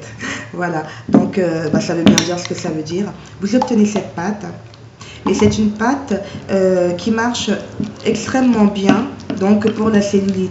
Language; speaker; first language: French; native; French